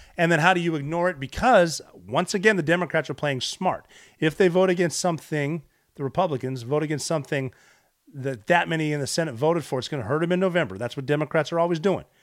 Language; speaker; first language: English; native; English